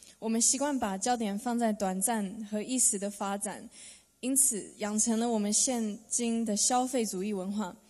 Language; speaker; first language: Chinese; early bilingual, heritage; English